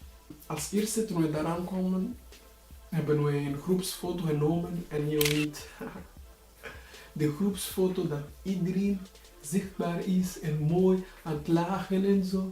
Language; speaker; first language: Dutch; early bilingual, other home language; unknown